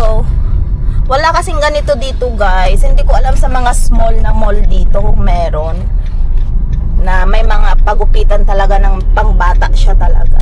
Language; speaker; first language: Filipino; native; Filipino